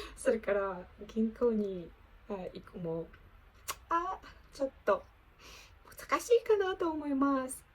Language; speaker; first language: Japanese; non-native, fluent; Ukrainian